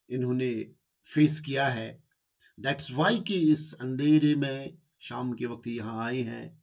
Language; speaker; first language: Urdu; non-native, local second language; Kashmiri